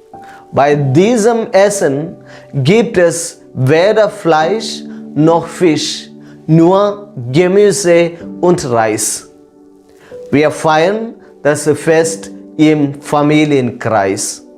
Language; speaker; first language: German; non-native, fluent; Malayalam